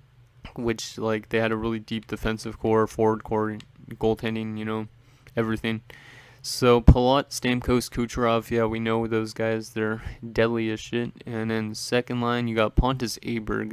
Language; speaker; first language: English; native; English